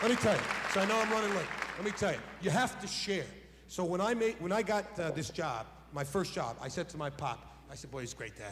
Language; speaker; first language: English; native; English